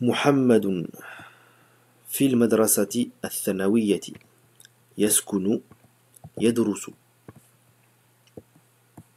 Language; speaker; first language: Arabic; non-native, fluent; French